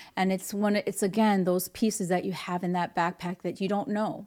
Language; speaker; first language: English; native; English